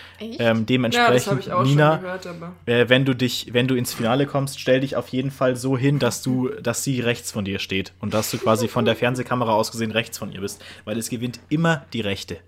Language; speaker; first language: German; native; German